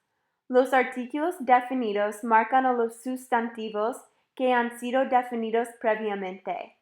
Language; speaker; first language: Spanish; non-native, fluent; English